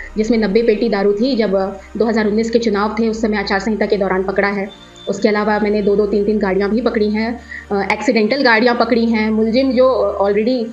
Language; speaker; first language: Hindi; native; Hindi